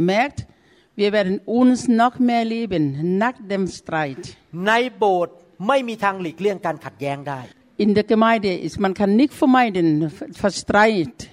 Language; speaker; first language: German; non-native, learner; Thai